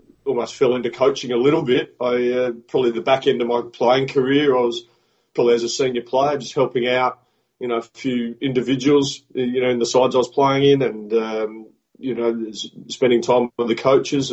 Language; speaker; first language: English; native; English